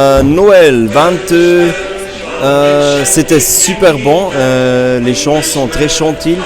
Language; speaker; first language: French; non-native, learner; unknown